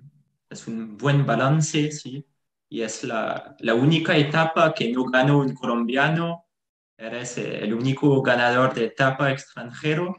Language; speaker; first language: Spanish; non-native, fluent; French